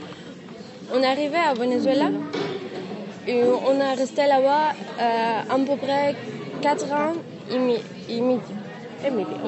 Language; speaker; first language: French; non-native, learner; Arabic